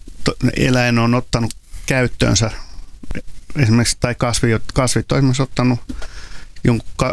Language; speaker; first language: Finnish; native; Finnish